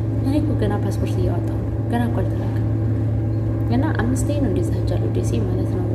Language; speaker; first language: Amharic; native; Amharic